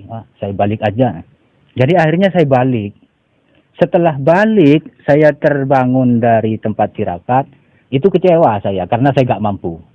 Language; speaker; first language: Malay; non-native, local second language; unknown